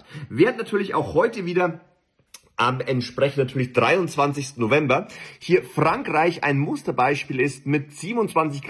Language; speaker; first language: German; native; German